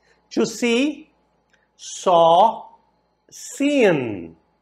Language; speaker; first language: English; non-native, fluent; Portuguese